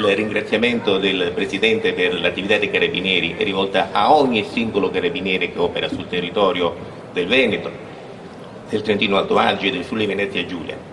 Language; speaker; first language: Italian; native; Italian